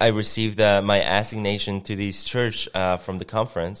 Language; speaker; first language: English; non-native, fluent; Spanish